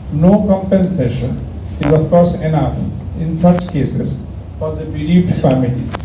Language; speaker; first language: English; non-native, local second language; Bangla